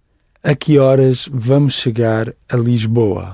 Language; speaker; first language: Portuguese; non-native, learner; English